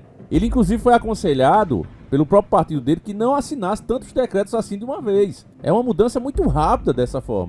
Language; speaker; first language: Portuguese; native; Portuguese